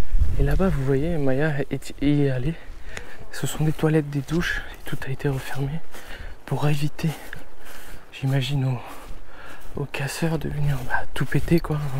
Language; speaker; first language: French; native; French